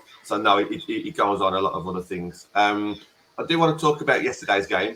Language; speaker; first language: English; native; English